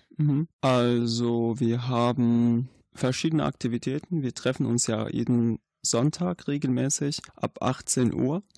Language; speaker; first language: German; non-native, fluent; Arabic